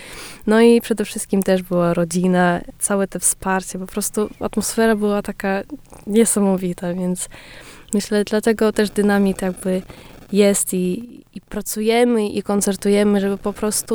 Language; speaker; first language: Polish; early bilingual, heritage; Polish